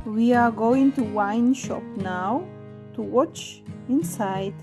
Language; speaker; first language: English; non-native, learner; Slovak